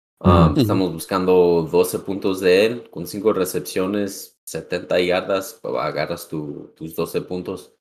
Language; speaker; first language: Spanish; early bilingual, heritage; Spanish